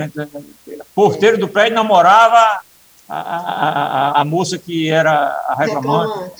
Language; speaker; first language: Portuguese; native; Portuguese